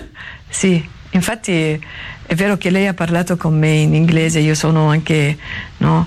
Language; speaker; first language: Italian; non-native, learner; Arabic